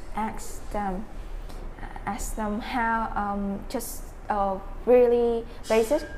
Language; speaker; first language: English; non-native, learner; Vietnamese